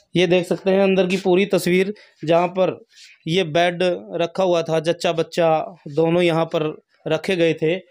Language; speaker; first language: Hindi; native; Hindi